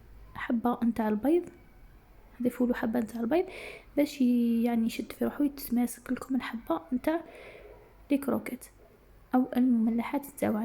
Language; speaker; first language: Arabic; native; Arabic